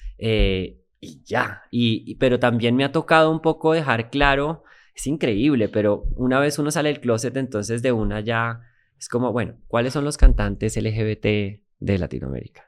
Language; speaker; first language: Spanish; native; Spanish